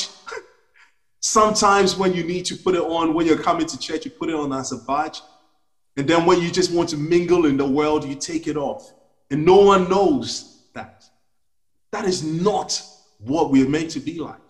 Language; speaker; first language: English; non-native, local second language; Akan